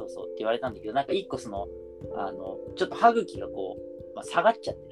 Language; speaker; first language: Japanese; native; Japanese